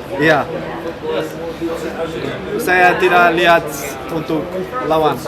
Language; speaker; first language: Indonesian; non-native, fluent; Dutch